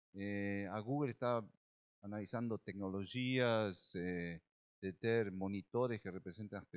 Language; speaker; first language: Portuguese; non-native, learner; Spanish